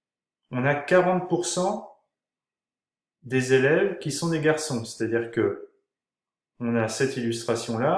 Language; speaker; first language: French; native; French